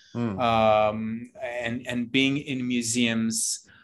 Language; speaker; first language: English; non-native, fluent; Hebrew